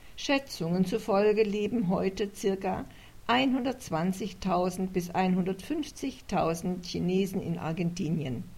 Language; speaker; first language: German; native; German